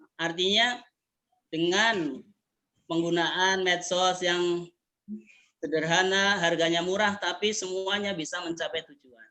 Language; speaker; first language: Indonesian; native; Indonesian